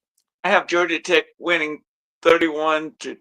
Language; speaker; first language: English; native; English